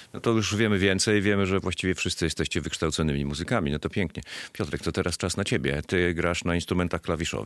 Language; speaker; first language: Polish; native; Polish